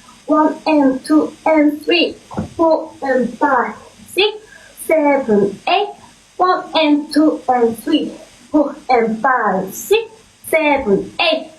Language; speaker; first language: English; non-native, learner; Korean